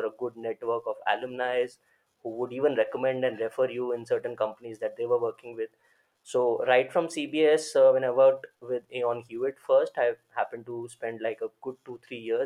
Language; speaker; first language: English; non-native, local second language; Hindi